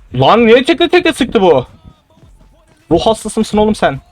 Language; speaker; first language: Turkish; native; Turkish